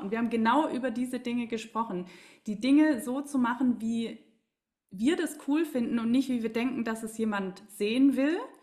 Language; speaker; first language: German; native; German